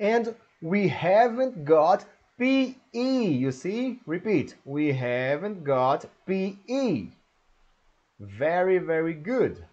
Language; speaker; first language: English; non-native, learner; Portuguese